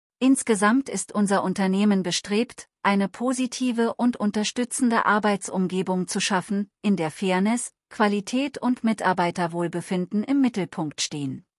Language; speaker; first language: German; non-native, learner; Telugu